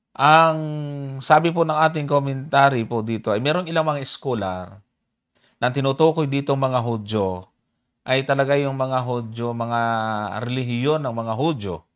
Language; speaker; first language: Filipino; native; Filipino